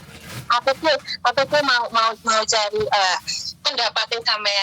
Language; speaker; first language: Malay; non-native, local second language; Javanese